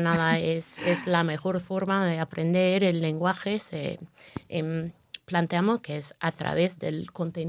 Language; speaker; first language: Spanish; non-native, fluent; English